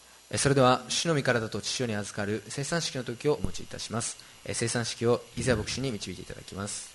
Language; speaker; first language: Japanese; native; Japanese